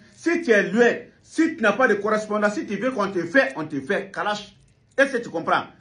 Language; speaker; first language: French; non-native, local second language; Bambara